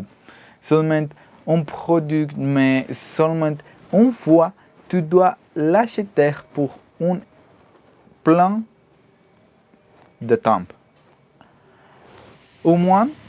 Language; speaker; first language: French; non-native, learner; Spanish